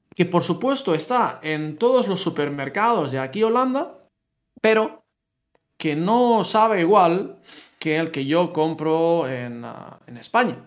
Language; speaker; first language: Spanish; native; Spanish